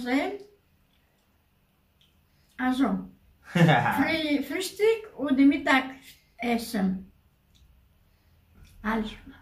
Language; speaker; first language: German; non-native, learner; Thai